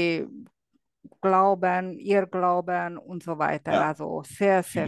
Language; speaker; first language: German; non-native, fluent; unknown